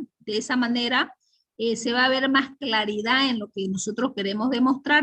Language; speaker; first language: Spanish; native; Spanish